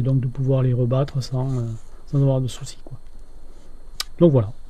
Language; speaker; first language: French; native; French